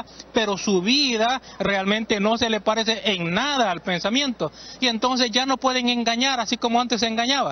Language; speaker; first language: Spanish; native; Spanish